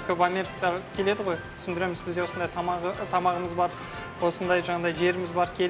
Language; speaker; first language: Kazakh; native; Kazakh